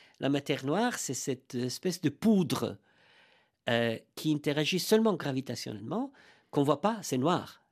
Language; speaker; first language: French; non-native, fluent; Italian